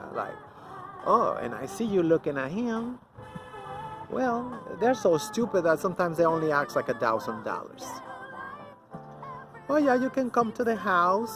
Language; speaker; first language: English; non-native, fluent; Spanish